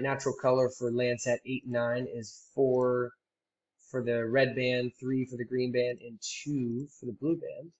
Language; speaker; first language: English; native; English